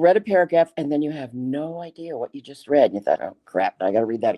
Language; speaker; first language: English; native; English